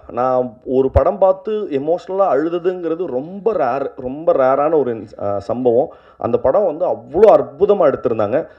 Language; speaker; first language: Tamil; native; Tamil